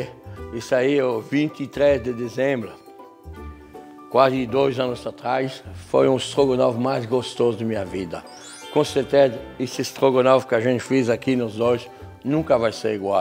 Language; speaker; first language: Portuguese; non-native, fluent; French